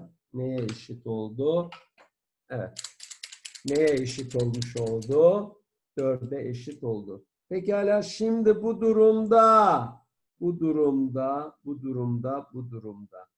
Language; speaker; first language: Turkish; native; Turkish